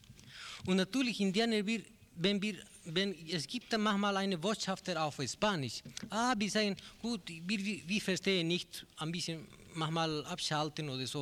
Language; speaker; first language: German; non-native, learner; Spanish